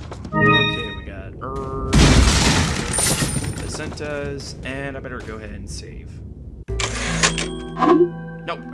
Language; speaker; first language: English; native; English